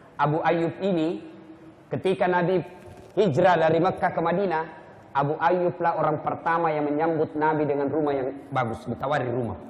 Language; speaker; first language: Indonesian; non-native, local second language; Buginese